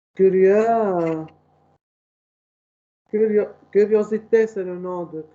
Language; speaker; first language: French; non-native, learner; Arabic